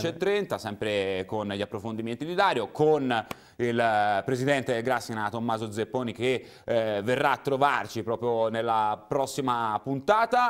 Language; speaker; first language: Italian; native; Italian